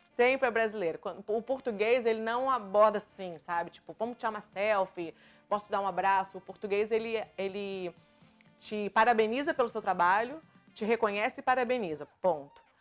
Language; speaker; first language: Portuguese; native; Portuguese